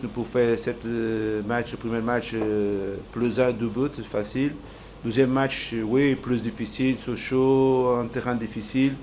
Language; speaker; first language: French; non-native, learner; Portuguese